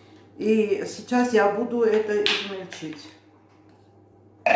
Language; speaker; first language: Russian; non-native, fluent; Armenian